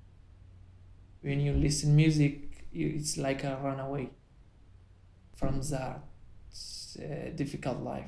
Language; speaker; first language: English; non-native, learner; Arabic